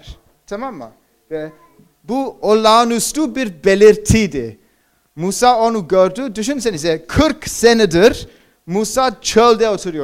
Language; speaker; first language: Turkish; non-native, fluent; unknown